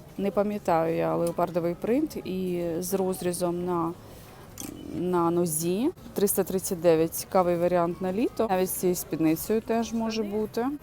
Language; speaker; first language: Ukrainian; non-native, local second language; Russian